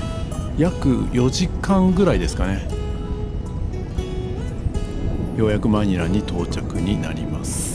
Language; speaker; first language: Japanese; native; Japanese